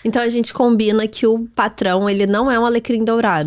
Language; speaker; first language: Portuguese; native; Portuguese